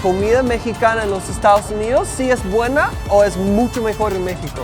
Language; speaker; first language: Spanish; non-native, fluent; English